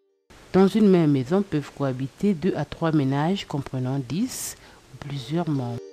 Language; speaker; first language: French; non-native, local second language; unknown